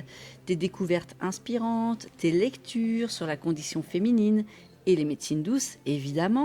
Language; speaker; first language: French; native; French